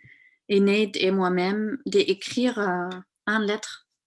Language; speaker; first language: French; non-native, fluent; German